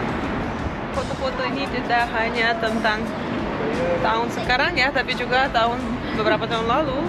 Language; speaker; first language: Indonesian; non-native, fluent; Russian